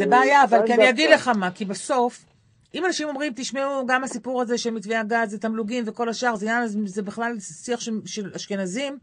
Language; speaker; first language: Hebrew; native; Hebrew